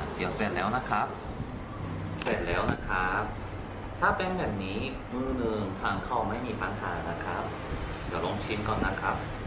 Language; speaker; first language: Thai; non-native, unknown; Korean